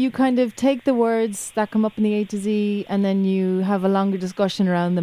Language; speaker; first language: English; native; English